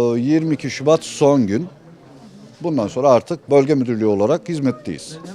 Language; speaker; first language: Turkish; native; Turkish